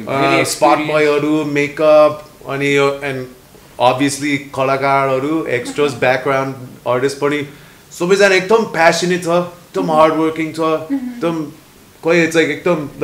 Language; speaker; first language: Nepali; non-native, learner; English